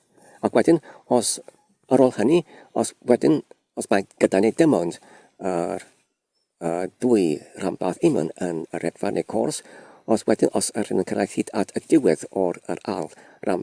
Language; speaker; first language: Welsh; non-native, learner; Polish